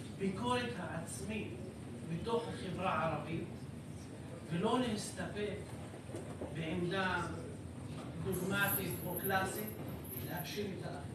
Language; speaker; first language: Hebrew; non-native, local second language; Arabic